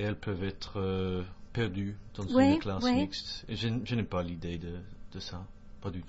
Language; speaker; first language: French; non-native, fluent; English